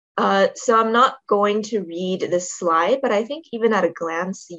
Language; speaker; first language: English; native; English